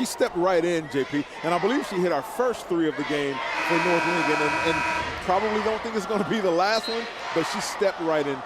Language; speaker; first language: English; native; English